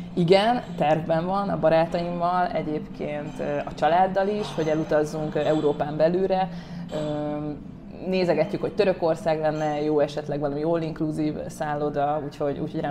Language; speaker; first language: Hungarian; native; Hungarian